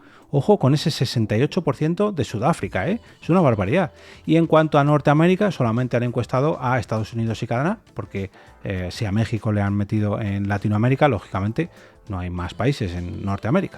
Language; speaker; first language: Spanish; native; Spanish